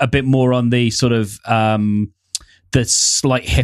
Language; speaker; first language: English; native; English